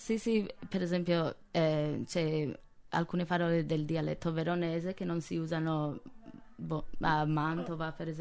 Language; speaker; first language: Italian; non-native, fluent; English